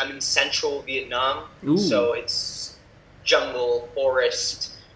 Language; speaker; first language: English; non-native, fluent; Spanish